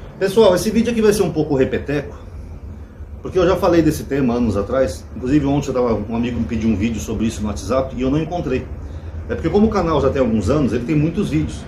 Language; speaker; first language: Portuguese; native; Portuguese